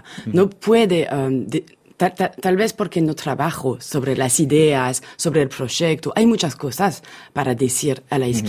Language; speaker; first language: Spanish; non-native, fluent; French